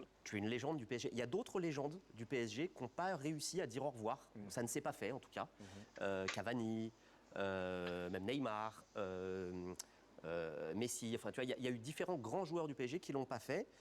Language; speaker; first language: French; native; French